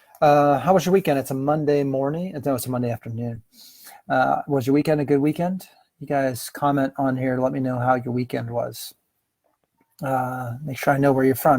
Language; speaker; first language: English; native; English